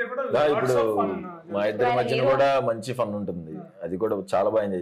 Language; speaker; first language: Telugu; native; Telugu